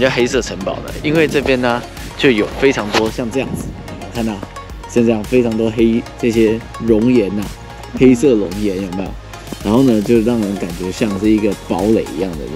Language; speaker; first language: Chinese; native; Chinese